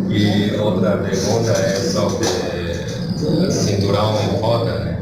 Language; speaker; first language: Portuguese; non-native, learner; Chinese